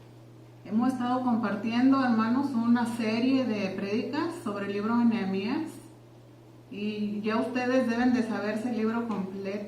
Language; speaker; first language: Spanish; native; Spanish